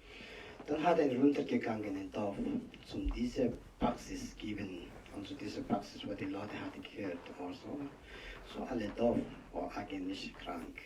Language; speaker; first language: German; non-native, learner; Tibetan